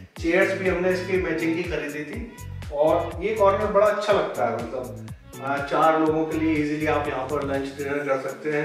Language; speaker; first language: Hindi; native; Hindi